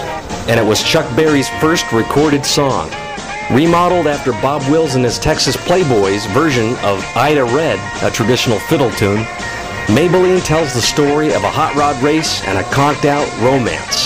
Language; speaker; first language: English; native; English